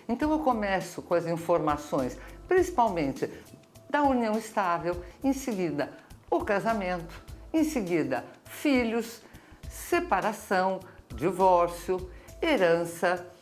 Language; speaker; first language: Portuguese; native; Portuguese